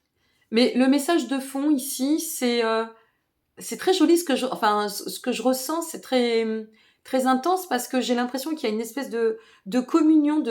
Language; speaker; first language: French; native; French